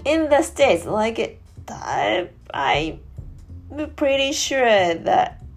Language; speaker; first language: English; non-native, learner; Japanese